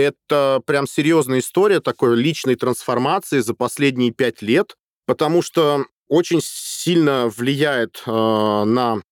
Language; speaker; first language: Russian; native; Russian